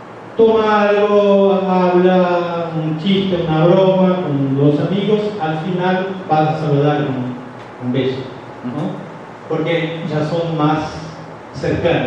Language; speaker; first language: Spanish; non-native, fluent; Portuguese